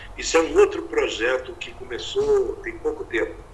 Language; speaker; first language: Portuguese; native; Portuguese